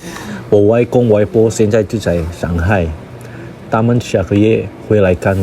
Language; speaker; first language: Chinese; non-native, fluent; Indonesian